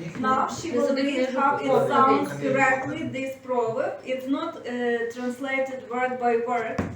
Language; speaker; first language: English; non-native, learner; Ukrainian